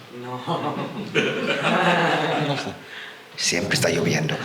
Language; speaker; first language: Spanish; non-native, fluent; English